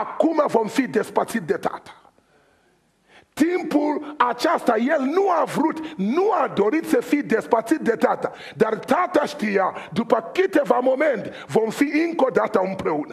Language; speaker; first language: Romanian; non-native, fluent; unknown